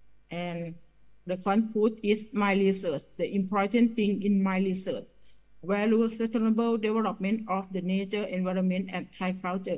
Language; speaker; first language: English; non-native, learner; Thai